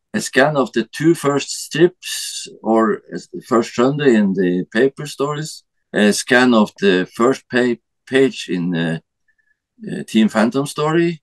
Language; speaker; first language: English; non-native, learner; Norwegian